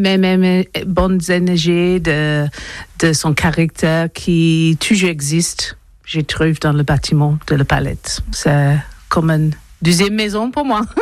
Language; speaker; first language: French; non-native, learner; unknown